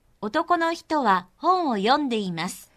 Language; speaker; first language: Japanese; non-native, fluent; Korean